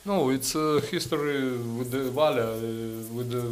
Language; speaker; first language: English; non-native, learner; Ukrainian